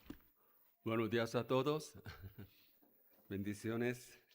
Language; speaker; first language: Spanish; non-native, learner; Korean